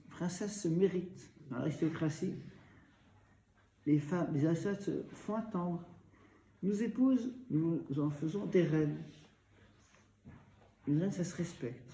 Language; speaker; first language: French; native; French